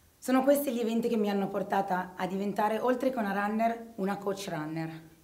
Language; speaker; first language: Italian; early bilingual, other home language; Arabic